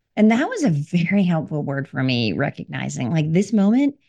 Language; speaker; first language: English; early bilingual, other home language; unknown